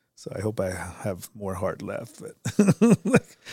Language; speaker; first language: English; early bilingual, other home language; Spanish